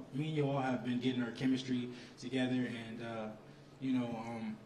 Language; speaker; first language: English; native; English